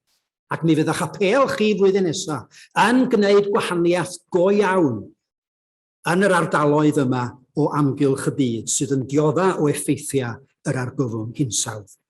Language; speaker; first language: Welsh; native; Welsh